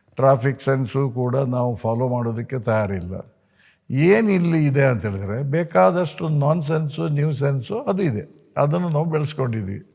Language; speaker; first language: Kannada; non-native, local second language; Konkani